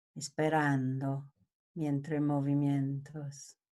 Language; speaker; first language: Spanish; non-native, learner; English